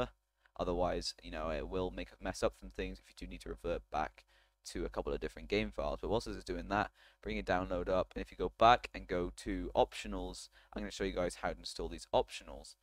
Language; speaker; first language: English; native; English